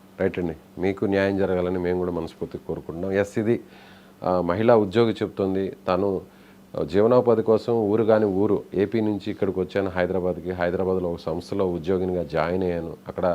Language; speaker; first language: Telugu; native; Telugu